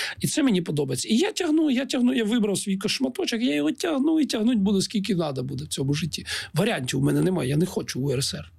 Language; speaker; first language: Ukrainian; non-native, local second language; Russian